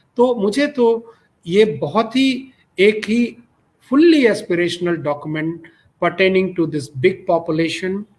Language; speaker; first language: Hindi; non-native, local second language; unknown